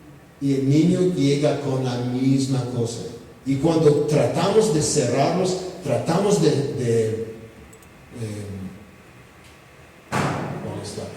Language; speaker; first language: Spanish; non-native, fluent; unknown